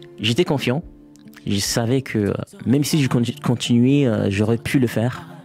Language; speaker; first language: French; non-native, fluent; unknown